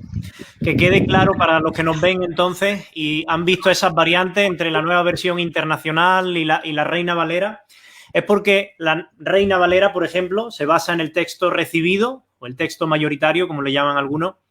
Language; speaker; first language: Spanish; native; Spanish